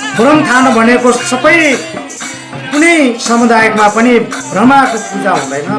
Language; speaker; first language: Nepali; non-native, local second language; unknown